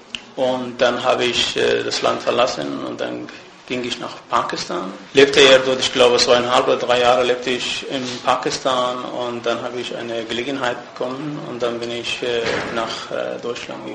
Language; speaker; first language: German; non-native, fluent; Persian